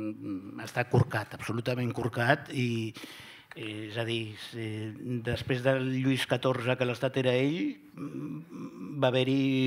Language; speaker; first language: Catalan; native; Catalan